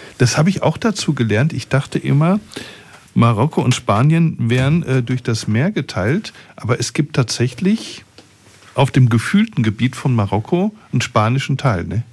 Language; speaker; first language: German; native; German